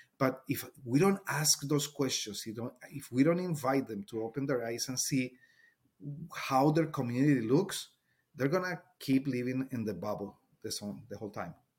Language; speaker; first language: English; non-native, fluent; Spanish